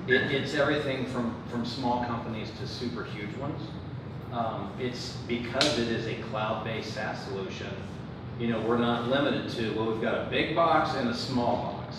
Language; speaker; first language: English; native; English